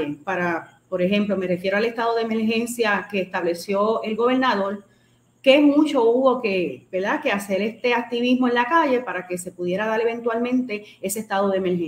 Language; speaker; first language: Spanish; native; Spanish